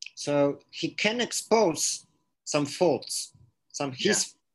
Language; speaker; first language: English; non-native, fluent; Polish